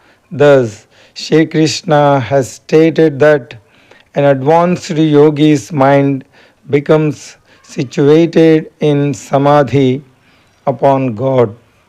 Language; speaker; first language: English; non-native, local second language; Telugu